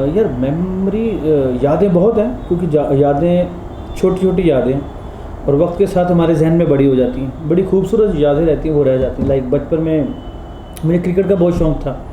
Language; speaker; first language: Hindi; non-native, local second language; Punjabi